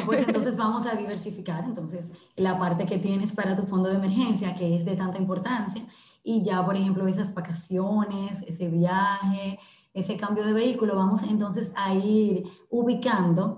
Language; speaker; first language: Spanish; native; Spanish